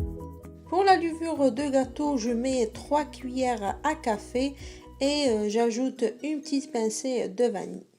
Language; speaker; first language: French; non-native, local second language; Arabic